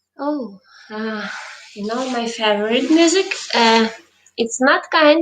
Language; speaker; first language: English; non-native, learner; Ukrainian